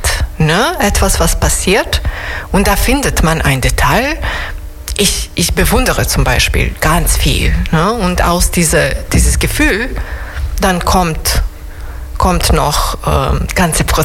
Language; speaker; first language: German; non-native, fluent; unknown